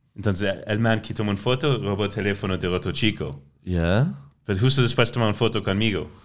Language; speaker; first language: Spanish; non-native, fluent; French